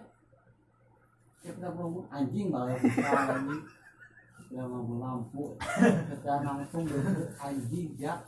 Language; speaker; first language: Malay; non-native, local second language; Sundanese